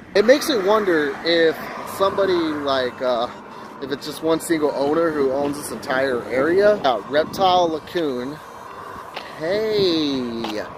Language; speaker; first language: English; native; English